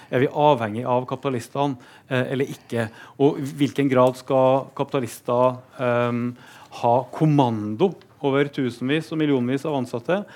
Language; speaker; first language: Norwegian; native; Norwegian